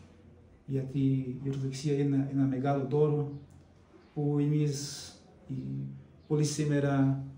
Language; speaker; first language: Greek; non-native, fluent; Portuguese